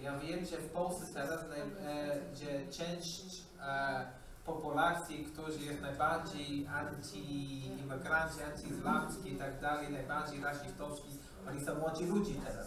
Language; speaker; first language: Polish; non-native, learner; English